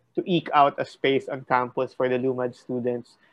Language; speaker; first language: English; non-native, local second language; Filipino